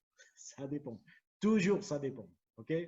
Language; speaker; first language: French; non-native, fluent; Spanish